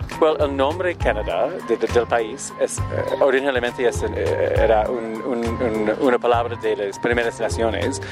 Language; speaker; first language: Spanish; non-native, learner; English